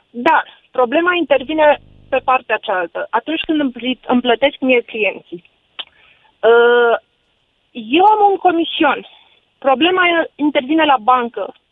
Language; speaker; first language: Romanian; native; Romanian